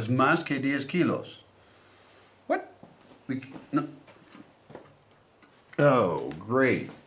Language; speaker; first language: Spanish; non-native, learner; English